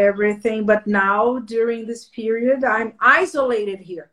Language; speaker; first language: English; non-native, learner; Portuguese